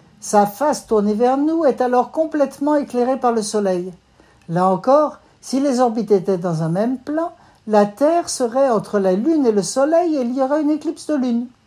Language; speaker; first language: French; native; French